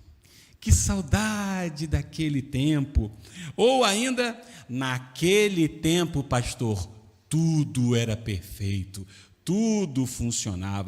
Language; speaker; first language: Portuguese; native; Portuguese